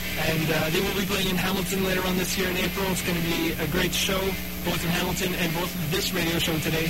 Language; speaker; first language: English; non-native, local second language; French